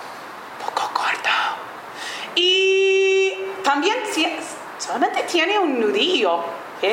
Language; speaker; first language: Spanish; non-native, learner; English